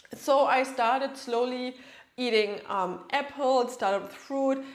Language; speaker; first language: English; non-native, fluent; German